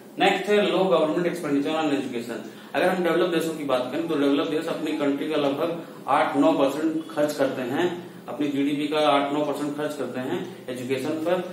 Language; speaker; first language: Hindi; native; Hindi